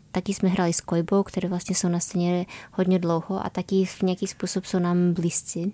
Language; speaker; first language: Czech; non-native, fluent; Polish